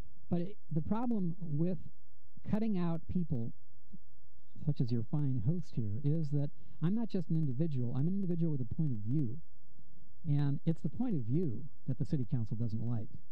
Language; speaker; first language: English; native; English